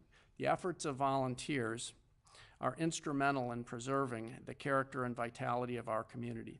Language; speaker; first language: English; native; English